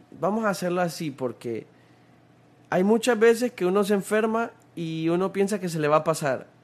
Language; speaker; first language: Spanish; native; Spanish